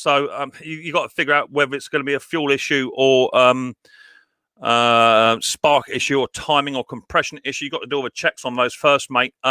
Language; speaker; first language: English; native; English